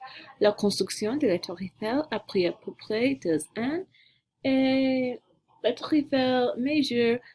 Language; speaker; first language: French; non-native, learner; English